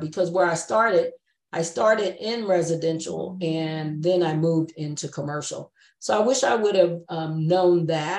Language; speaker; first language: English; native; English